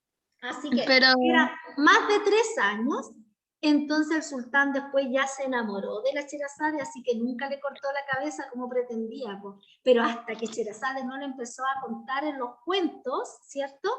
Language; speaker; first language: Spanish; native; Spanish